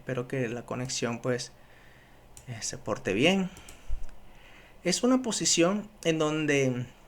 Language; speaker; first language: Spanish; native; Spanish